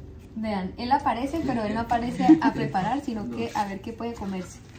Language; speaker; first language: Spanish; native; Spanish